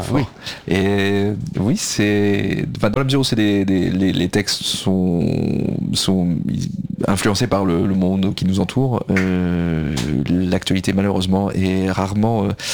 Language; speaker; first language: French; native; French